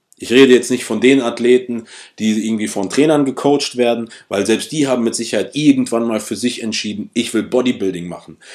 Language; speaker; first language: German; early bilingual, other home language; Russian